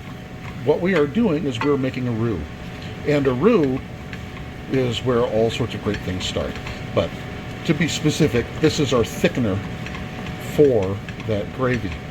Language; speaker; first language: English; native; English